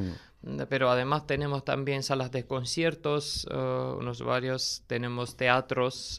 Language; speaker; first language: Spanish; non-native, learner; Armenian